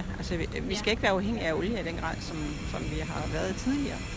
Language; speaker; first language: Danish; native; Danish